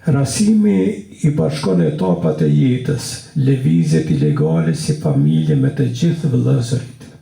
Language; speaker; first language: Albanian; native; Albanian